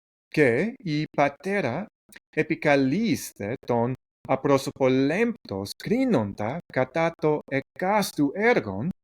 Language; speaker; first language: Greek; non-native, fluent; English